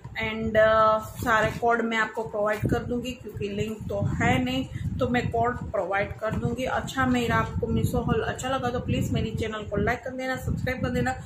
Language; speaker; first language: Hindi; non-native, local second language; Gujarati